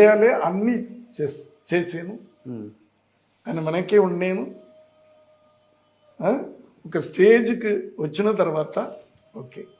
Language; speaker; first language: Telugu; non-native, learner; Tamil